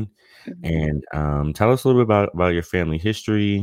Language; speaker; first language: English; native; English